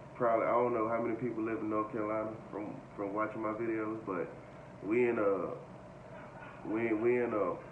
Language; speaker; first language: English; native; English